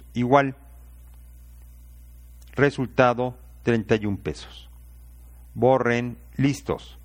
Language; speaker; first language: Spanish; native; Spanish